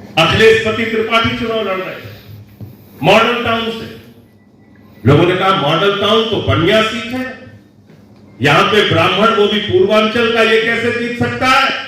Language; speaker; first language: Hindi; native; Hindi